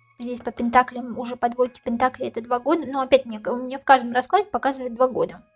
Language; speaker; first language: Russian; native; Russian